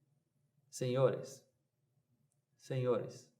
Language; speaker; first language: Portuguese; non-native, fluent; English